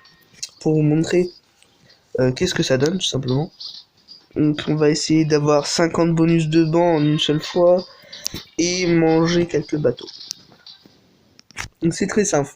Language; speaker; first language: French; native; French